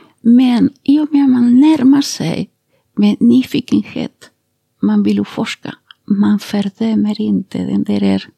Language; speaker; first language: Swedish; non-native, fluent; Spanish